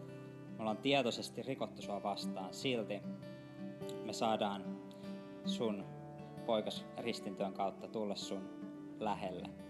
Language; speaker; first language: Finnish; native; Finnish